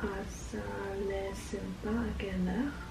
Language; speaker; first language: French; non-native, learner; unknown